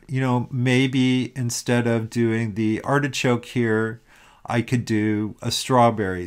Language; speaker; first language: English; native; English